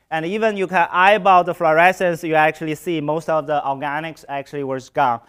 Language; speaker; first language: English; non-native, fluent; Chinese